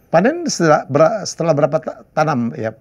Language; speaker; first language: Indonesian; native; Indonesian